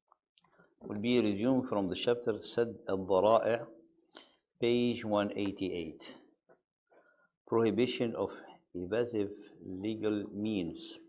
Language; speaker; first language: English; non-native, fluent; Arabic